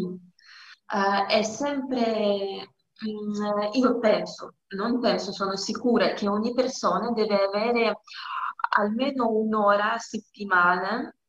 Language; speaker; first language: Italian; non-native, learner; Russian